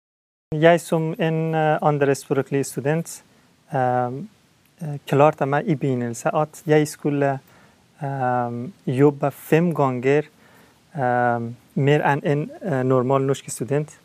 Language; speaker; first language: Norwegian; non-native, learner; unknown